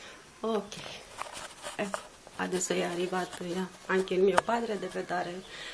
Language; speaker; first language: Italian; non-native, learner; Romanian